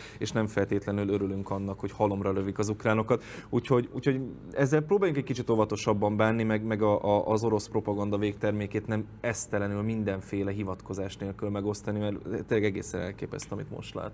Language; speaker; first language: Hungarian; native; Hungarian